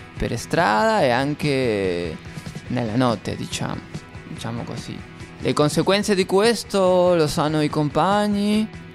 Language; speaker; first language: Italian; non-native, fluent; Spanish